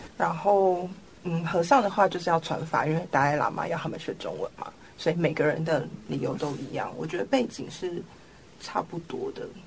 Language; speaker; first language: Chinese; native; Chinese